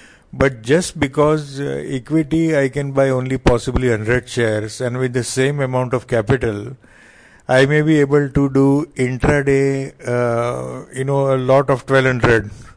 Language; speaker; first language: English; non-native, local second language; Hindi